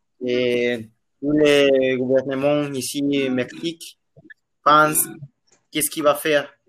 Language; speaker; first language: French; non-native, learner; Spanish